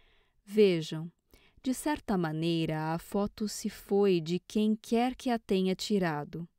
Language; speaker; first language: Portuguese; native; Portuguese